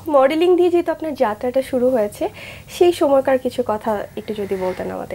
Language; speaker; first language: Bangla; native; Bangla